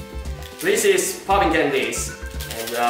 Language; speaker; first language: English; non-native, learner; Chinese